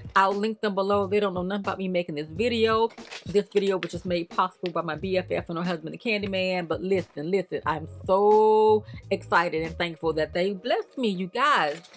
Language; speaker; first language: English; native; English